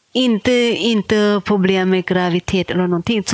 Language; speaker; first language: Swedish; non-native, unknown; Thai